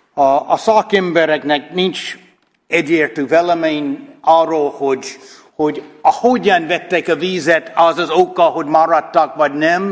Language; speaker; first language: Hungarian; non-native, fluent; English